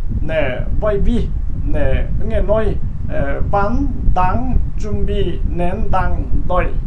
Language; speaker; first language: Vietnamese; non-native, learner; Korean